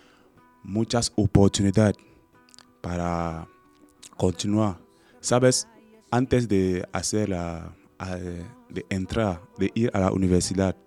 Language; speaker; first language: Spanish; non-native, learner; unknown